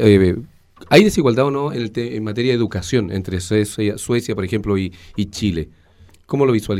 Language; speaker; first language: Spanish; native; Spanish